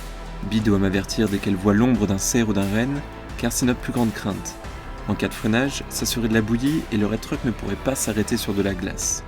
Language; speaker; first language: French; native; French